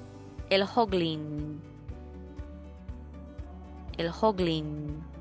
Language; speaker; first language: Spanish; non-native, fluent; English